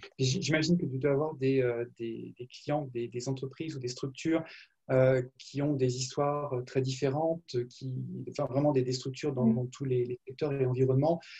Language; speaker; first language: French; native; French